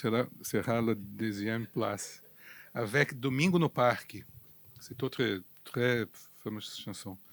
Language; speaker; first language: French; non-native, fluent; Portuguese